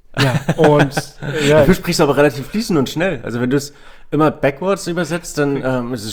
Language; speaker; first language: German; native; German